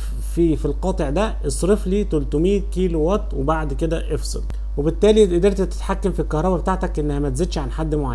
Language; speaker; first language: Arabic; native; Arabic